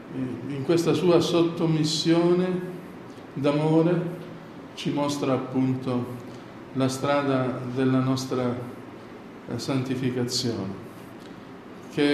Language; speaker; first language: Italian; native; Italian